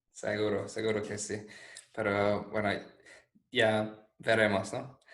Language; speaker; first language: Spanish; non-native, fluent; English